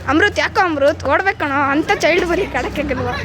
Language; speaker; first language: Kannada; native; Kannada